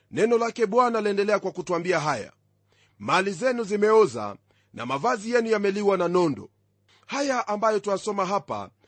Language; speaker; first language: Swahili; non-native, local second language; Luyia